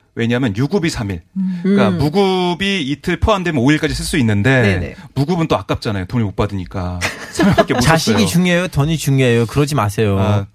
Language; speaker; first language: Korean; non-native, fluent; Turkish